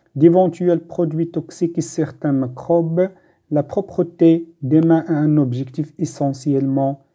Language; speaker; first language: French; non-native, local second language; Arabic